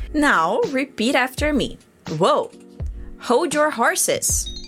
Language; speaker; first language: English; non-native, fluent; Portuguese